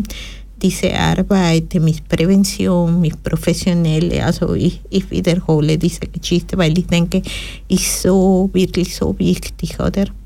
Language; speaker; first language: German; non-native, fluent; Spanish